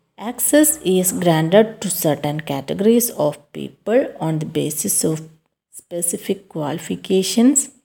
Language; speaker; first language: English; non-native, local second language; Malayalam